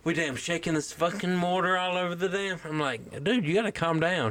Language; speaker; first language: English; native; English